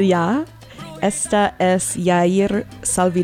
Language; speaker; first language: Spanish; non-native, learner; English